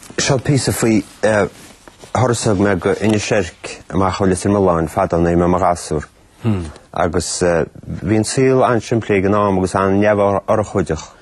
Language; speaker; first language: Irish; native; Irish